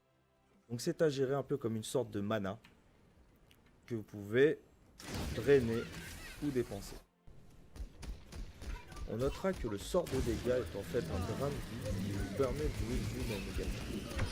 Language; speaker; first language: French; native; French